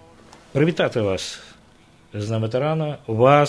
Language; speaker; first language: Ukrainian; native; Ukrainian